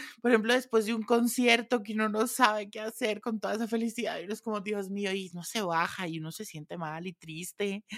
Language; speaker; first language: Spanish; native; Spanish